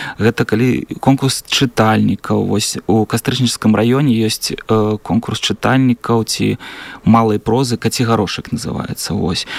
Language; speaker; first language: Belarusian; non-native, local second language; Russian